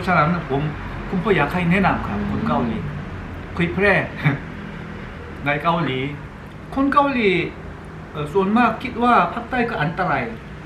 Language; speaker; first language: Thai; non-native, learner; Korean